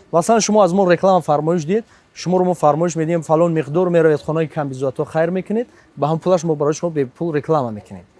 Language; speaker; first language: Tajik; native; Tajik